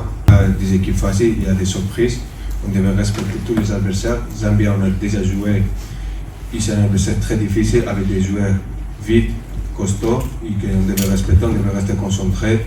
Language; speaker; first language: French; non-native, fluent; Spanish